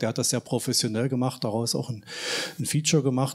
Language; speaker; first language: German; native; German